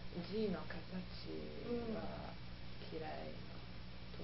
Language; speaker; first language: Japanese; non-native, learner; Italian